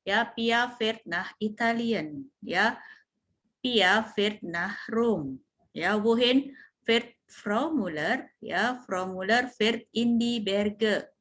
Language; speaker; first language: German; non-native, fluent; Indonesian